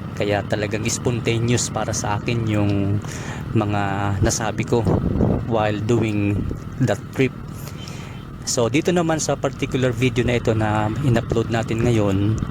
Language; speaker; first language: Filipino; non-native, local second language; Bikol